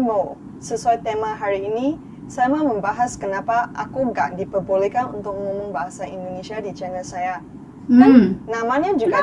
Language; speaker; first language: Indonesian; non-native, fluent; Chinese